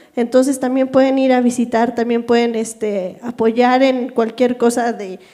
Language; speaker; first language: Spanish; native; Spanish